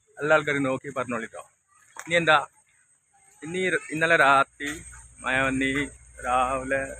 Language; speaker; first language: Malayalam; non-native, learner; Assamese